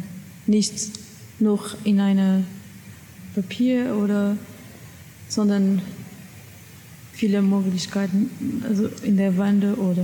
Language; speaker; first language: German; non-native, learner; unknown